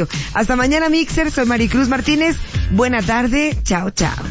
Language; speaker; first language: Spanish; native; Spanish